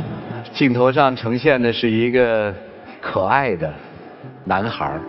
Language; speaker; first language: Chinese; native; Chinese